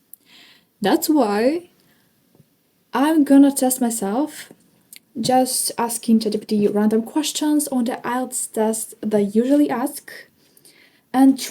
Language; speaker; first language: English; non-native, fluent; Ukrainian